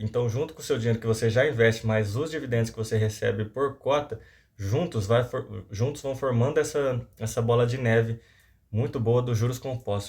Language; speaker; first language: Portuguese; native; Portuguese